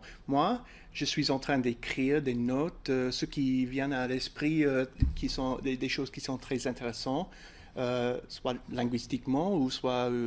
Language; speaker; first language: French; non-native, fluent; English